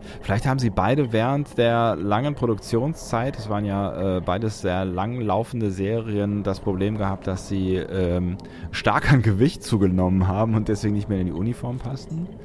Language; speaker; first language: German; native; German